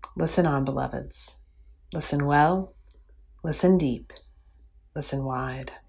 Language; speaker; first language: English; native; English